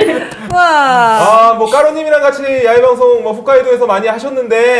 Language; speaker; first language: Korean; native; Korean